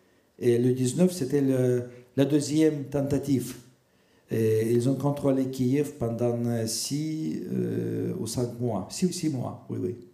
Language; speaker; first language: French; non-native, fluent; Russian